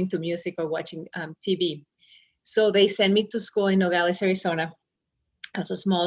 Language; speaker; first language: English; non-native, fluent; Spanish